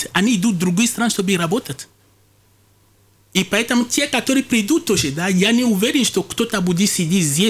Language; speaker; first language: Russian; non-native, fluent; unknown